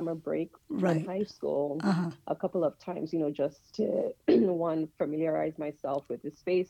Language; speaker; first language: English; non-native, local second language; Yoruba